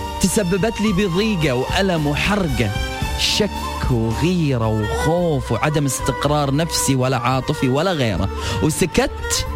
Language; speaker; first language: Arabic; native; Arabic